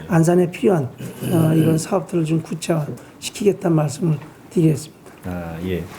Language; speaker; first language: Korean; native; Korean